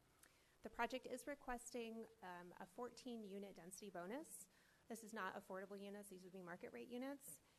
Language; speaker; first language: English; native; English